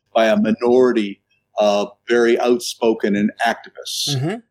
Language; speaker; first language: English; native; English